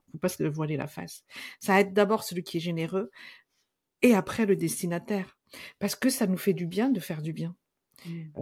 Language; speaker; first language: French; non-native, local second language; Malagasy